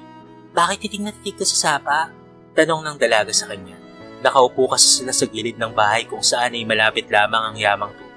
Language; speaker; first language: Filipino; native; Filipino